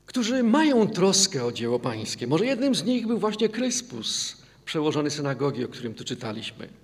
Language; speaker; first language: Polish; native; Polish